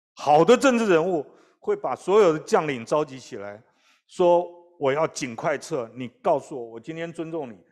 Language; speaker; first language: Chinese; native; Chinese